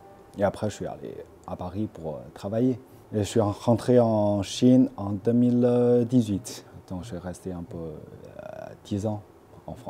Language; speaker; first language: French; non-native, fluent; Chinese